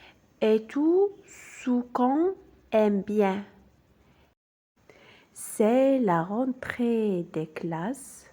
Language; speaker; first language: French; non-native, local second language; Arabic